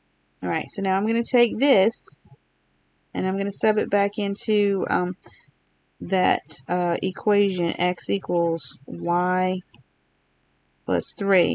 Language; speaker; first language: English; native; English